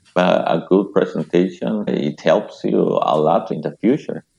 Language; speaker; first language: English; non-native, fluent; Spanish